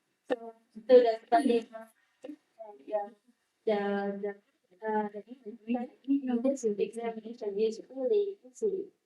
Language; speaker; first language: English; non-native, learner; Vietnamese